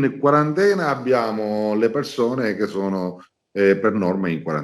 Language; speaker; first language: Italian; native; Italian